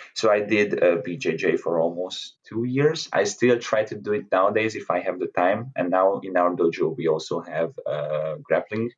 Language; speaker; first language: English; non-native, fluent; Hungarian